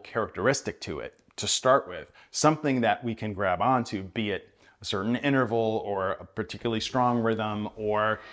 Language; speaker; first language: English; native; English